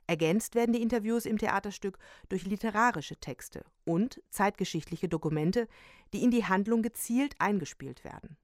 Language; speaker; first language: German; native; German